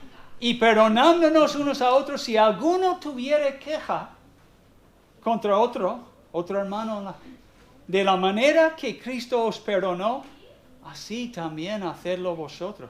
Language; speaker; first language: Spanish; non-native, fluent; English